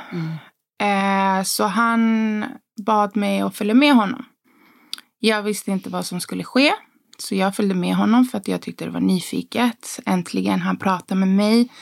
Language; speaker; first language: Swedish; early bilingual, other home language; Spanish